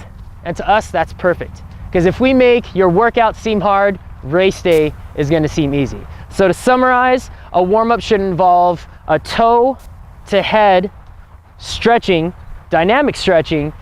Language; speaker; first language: English; native; English